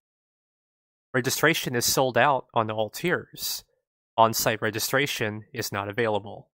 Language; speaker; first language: English; native; English